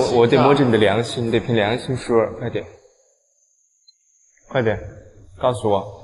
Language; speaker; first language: Chinese; native; Chinese